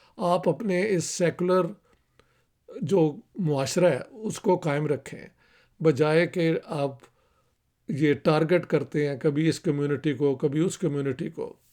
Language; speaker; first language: Urdu; non-native, local second language; Punjabi